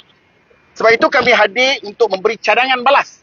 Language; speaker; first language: Malay; native; Malay